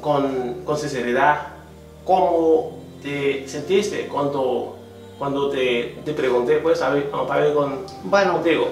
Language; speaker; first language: Spanish; non-native, learner; Haitian Creole